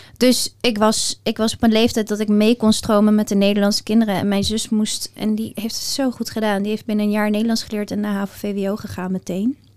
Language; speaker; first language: Dutch; early bilingual, other home language; Persian